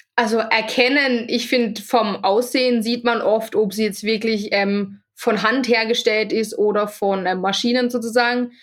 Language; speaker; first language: German; native; German